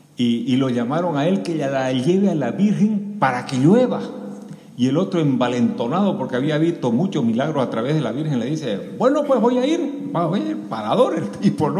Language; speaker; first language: Spanish; native; Spanish